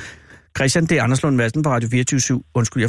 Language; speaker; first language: Danish; native; Danish